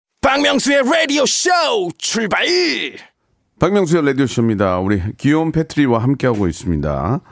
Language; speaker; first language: Korean; native; Korean